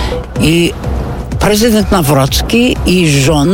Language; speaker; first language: Polish; non-native, fluent; English